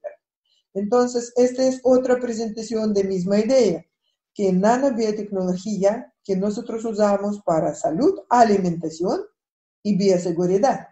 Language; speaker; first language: Spanish; non-native, fluent; Russian